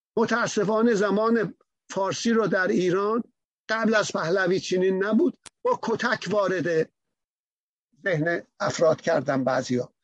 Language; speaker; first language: Persian; native; Persian